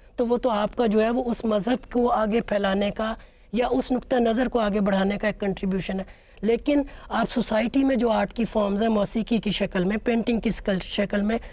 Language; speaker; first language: Urdu; native; Urdu